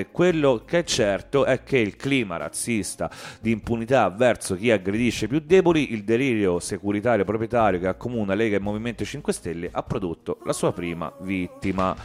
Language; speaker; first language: Italian; native; Italian